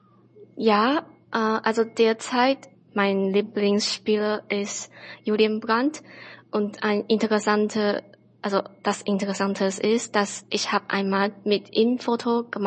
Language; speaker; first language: German; non-native, learner; Chinese